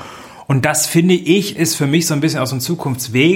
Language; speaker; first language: German; native; German